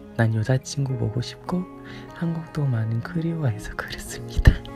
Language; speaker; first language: Korean; non-native, learner; English